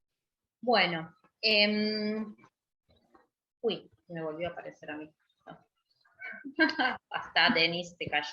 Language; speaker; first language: Spanish; native; Spanish